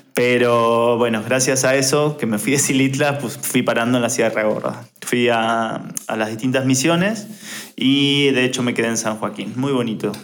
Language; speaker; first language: Spanish; native; Spanish